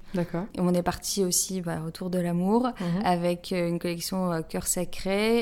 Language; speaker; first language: French; native; French